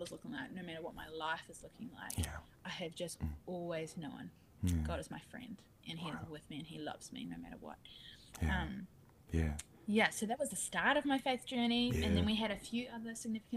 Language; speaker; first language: English; native; English